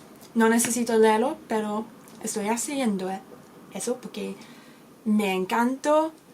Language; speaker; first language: Spanish; non-native, learner; English